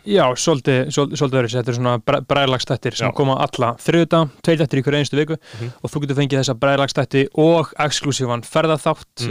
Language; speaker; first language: Icelandic; early bilingual, other home language; Portuguese